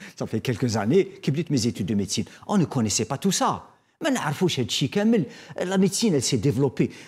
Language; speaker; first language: French; non-native, local second language; Arabic